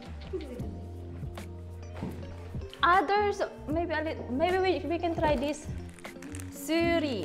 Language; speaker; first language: English; non-native, local second language; Filipino